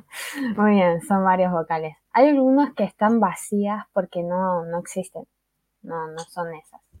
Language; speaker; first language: Spanish; early bilingual, other home language; Chinese